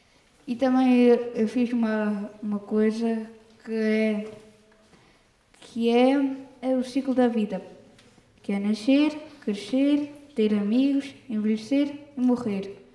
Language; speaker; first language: Portuguese; early bilingual, other home language; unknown